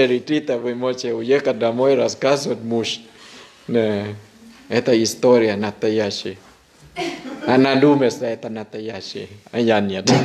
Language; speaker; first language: Russian; non-native, fluent; Thai